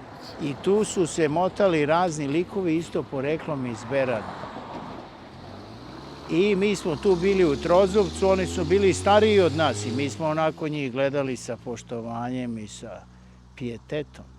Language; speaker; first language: Bosnian; native; Bosnian